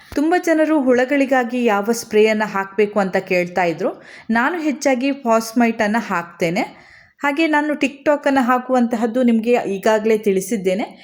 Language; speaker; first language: Kannada; native; Kannada